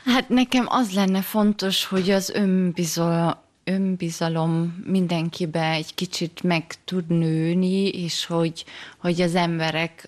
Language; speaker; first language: Hungarian; early bilingual, heritage; German